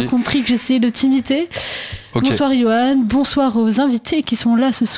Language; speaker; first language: French; native; French